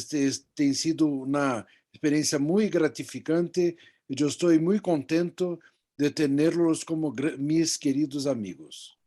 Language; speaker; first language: Portuguese; non-native, fluent; Spanish